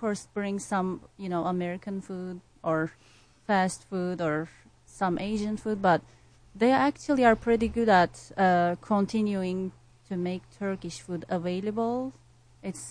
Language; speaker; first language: English; non-native, fluent; Turkish